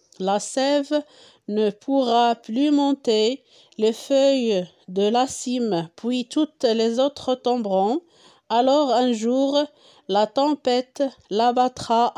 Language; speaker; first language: French; non-native, local second language; Arabic